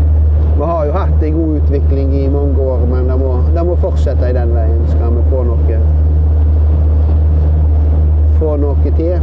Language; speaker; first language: Norwegian; native; Norwegian